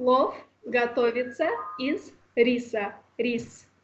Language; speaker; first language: Russian; non-native, fluent; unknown